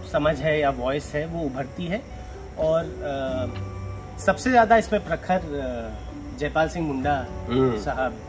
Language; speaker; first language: Hindi; native; Hindi